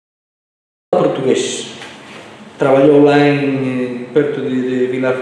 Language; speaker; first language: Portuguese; non-native, fluent; Spanish